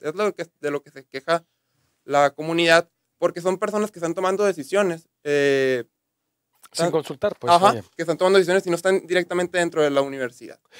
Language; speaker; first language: Spanish; native; Spanish